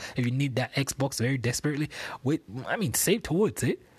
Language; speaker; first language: English; non-native, local second language; Yoruba